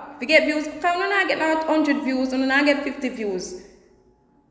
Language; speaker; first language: English; non-native, local second language; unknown